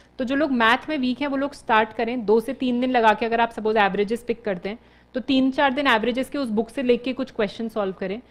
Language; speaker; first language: Hindi; native; Hindi